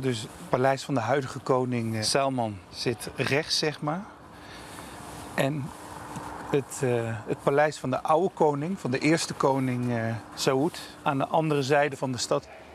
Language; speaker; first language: Dutch; native; Dutch